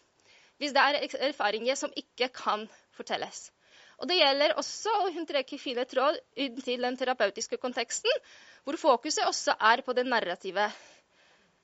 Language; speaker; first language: Norwegian; non-native, fluent; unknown